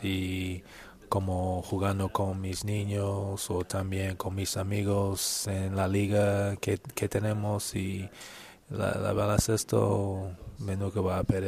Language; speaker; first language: Spanish; non-native, learner; English